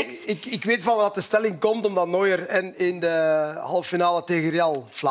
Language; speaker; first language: Dutch; native; Dutch